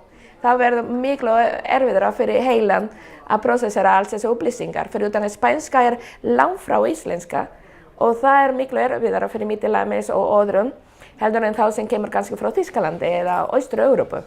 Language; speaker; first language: Icelandic; non-native, fluent; Spanish